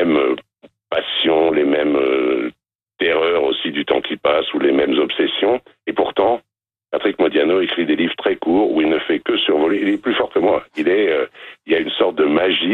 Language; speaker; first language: French; native; French